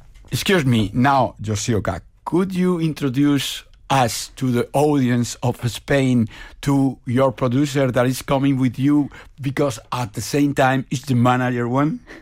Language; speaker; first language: English; non-native, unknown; Spanish